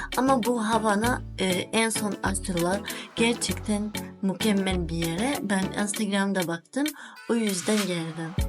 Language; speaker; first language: Turkish; non-native, learner; Arabic